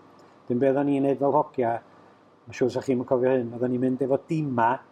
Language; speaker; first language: Welsh; native; Welsh